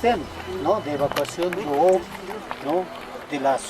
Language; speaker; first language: French; non-native, fluent; Spanish